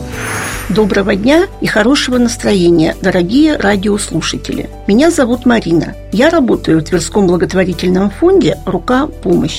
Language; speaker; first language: Russian; native; Russian